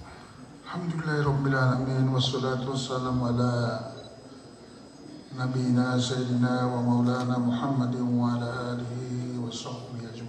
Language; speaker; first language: Arabic; non-native, learner; Indonesian